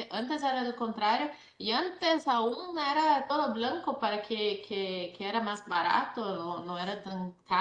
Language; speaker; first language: Spanish; non-native, fluent; Portuguese